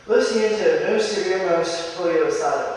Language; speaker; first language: Spanish; non-native, learner; English